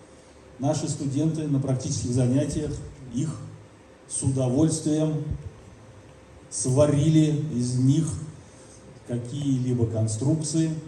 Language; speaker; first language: Russian; native; Russian